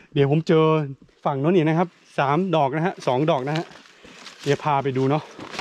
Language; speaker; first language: Thai; non-native, local second language; S'gaw Karen